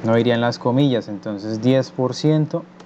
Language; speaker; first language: Spanish; native; Spanish